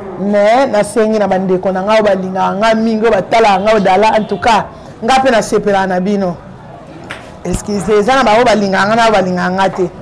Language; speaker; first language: Lingala; native; Lingala